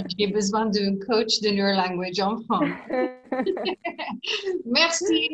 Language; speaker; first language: French; non-native, learner; English